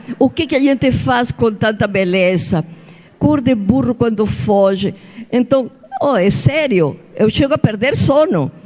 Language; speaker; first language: Portuguese; non-native, fluent; Spanish